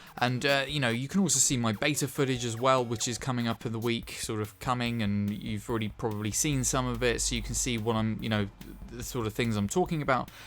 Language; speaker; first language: English; native; English